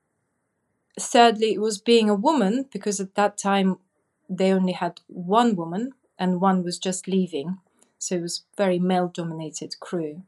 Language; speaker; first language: English; non-native, fluent; Russian